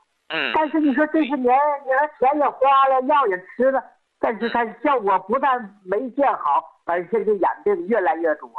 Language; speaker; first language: Chinese; native; Chinese